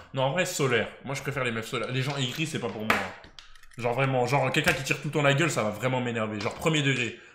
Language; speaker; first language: French; native; French